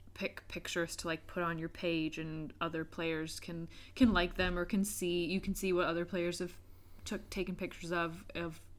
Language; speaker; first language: English; native; English